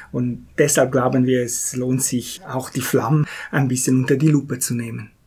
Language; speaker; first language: German; non-native, local second language; Italian